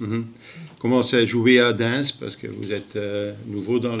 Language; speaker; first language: French; non-native, local second language; Dutch